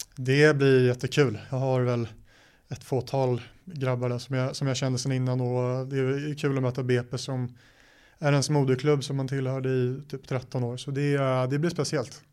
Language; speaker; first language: Swedish; native; Swedish